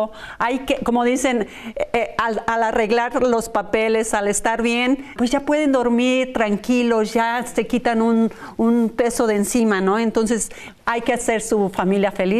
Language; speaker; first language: Spanish; native; Spanish